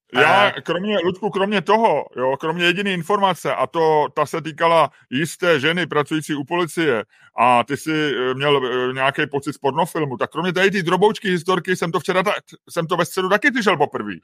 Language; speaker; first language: Czech; native; Czech